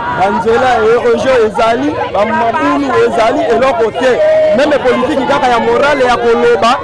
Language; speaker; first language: Lingala; native; Lingala